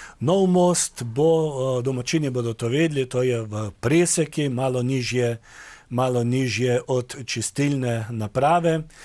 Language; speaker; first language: Slovenian; native; Slovenian